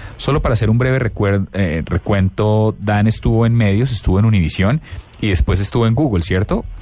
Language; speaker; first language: Spanish; native; Spanish